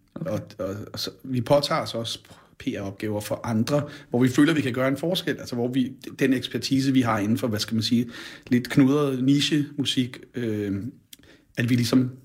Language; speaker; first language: Danish; native; Danish